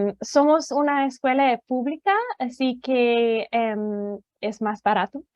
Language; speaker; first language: Spanish; non-native, fluent; English